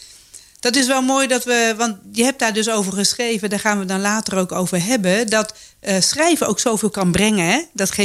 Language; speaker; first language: Dutch; native; Dutch